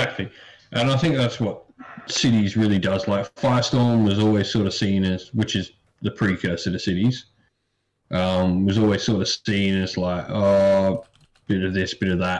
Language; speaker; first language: English; native; English